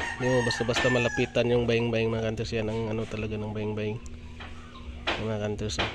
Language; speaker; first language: Filipino; non-native, local second language; Cebuano